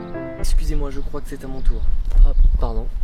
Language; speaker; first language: French; native; French